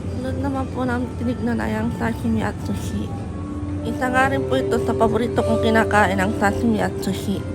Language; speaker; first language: Filipino; native; Filipino